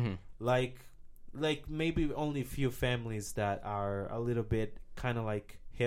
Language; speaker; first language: English; non-native, local second language; Swahili